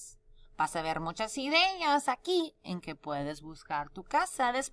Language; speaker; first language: Spanish; non-native, fluent; English